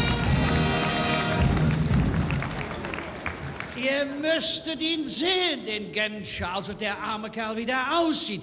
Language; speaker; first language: German; native; German